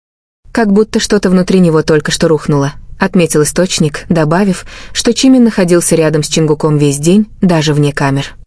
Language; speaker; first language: Russian; native; Russian